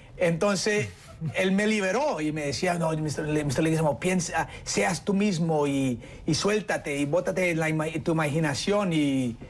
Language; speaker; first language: Spanish; early bilingual, heritage; Spanish